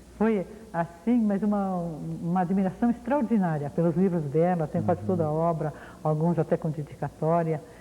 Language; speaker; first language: Portuguese; early bilingual, other home language; Ukrainian